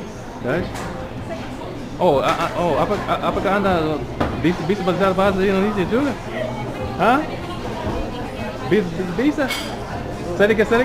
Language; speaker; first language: Indonesian; non-native, learner; English